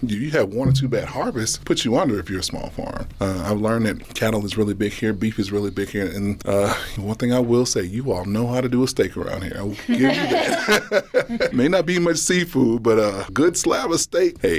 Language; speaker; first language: English; native; English